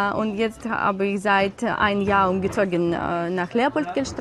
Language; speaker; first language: German; non-native, learner; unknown